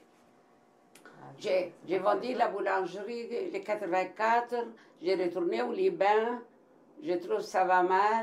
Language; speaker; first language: French; non-native, local second language; Arabic